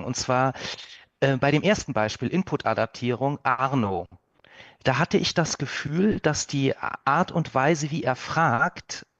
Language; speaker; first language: German; native; German